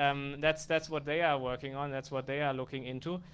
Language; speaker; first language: English; non-native, fluent; German